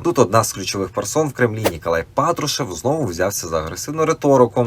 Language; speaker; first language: Ukrainian; native; Ukrainian